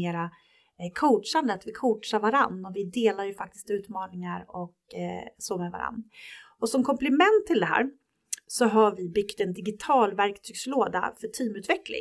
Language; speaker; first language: Swedish; native; Swedish